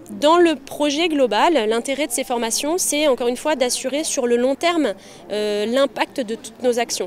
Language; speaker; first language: French; native; French